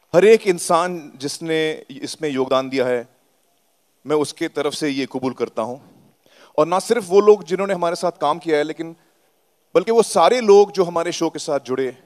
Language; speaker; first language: Hindi; native; Hindi